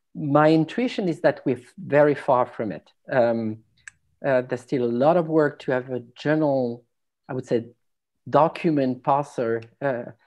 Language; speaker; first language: English; non-native, fluent; French